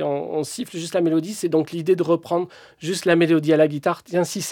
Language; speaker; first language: French; native; French